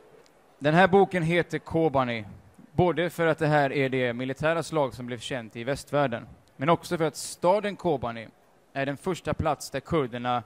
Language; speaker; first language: Swedish; native; Swedish